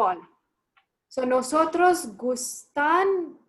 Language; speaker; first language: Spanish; non-native, learner; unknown